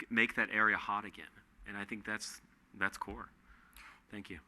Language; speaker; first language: English; native; English